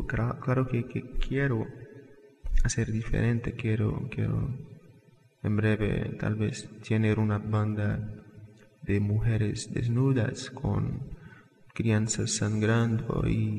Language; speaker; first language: Spanish; non-native, fluent; Portuguese